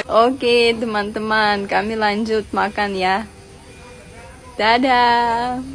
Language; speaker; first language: Indonesian; non-native, learner; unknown